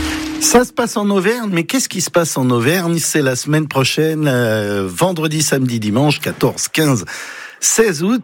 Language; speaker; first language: French; native; French